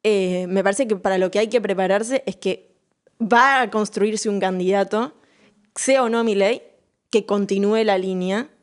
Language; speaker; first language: Spanish; native; Spanish